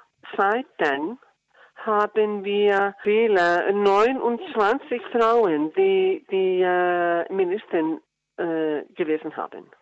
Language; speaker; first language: German; non-native, learner; Icelandic